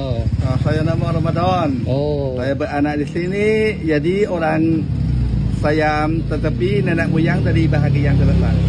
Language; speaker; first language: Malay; non-native, fluent; Thai